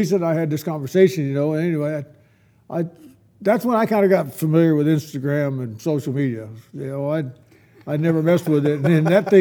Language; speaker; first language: English; native; English